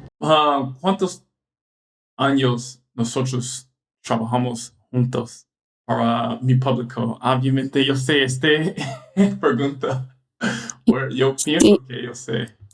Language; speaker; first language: Spanish; non-native, learner; English